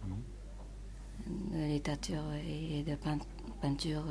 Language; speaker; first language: French; non-native, fluent; Japanese